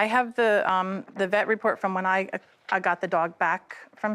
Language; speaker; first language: English; native; English